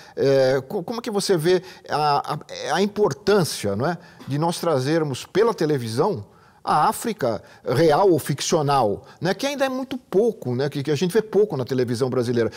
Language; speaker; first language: Portuguese; native; Portuguese